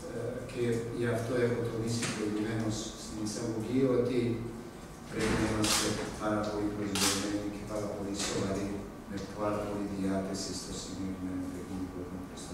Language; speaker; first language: Greek; non-native, fluent; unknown